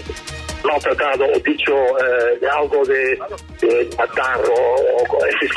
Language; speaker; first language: Spanish; non-native, learner; Dutch